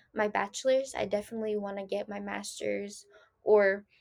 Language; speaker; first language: English; early bilingual, other home language; Spanish